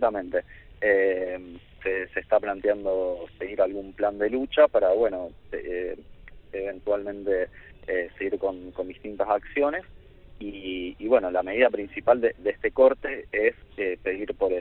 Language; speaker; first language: Spanish; native; Spanish